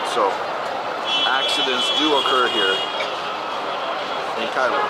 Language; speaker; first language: English; native; English